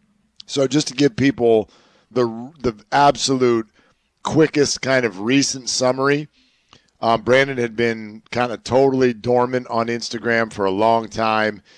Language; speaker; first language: English; native; English